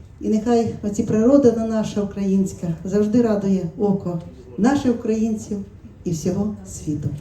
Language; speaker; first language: Ukrainian; native; Ukrainian